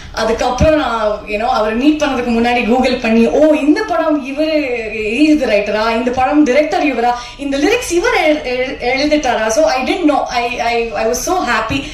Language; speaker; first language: Tamil; non-native, learner; Kannada